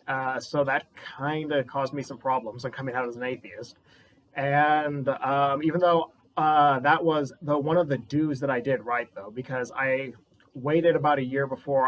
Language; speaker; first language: English; native; English